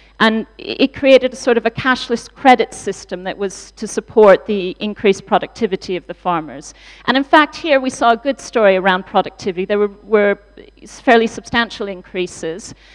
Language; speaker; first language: English; native; English